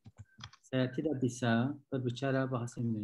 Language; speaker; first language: Indonesian; non-native, learner; Turkish